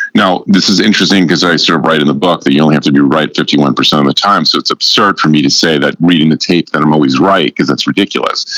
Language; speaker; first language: English; native; English